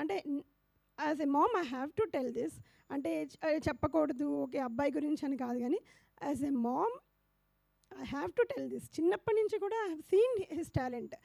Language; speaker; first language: Telugu; native; Telugu